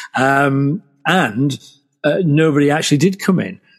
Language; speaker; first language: English; native; English